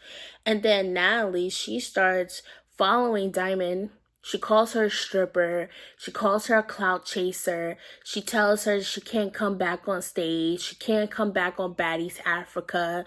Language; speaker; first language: English; native; English